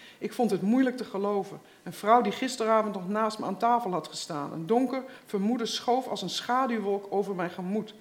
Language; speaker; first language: Dutch; native; Dutch